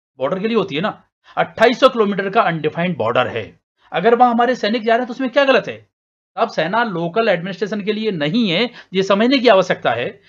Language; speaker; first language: Hindi; native; Hindi